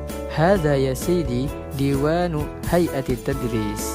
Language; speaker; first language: Arabic; non-native, learner; Indonesian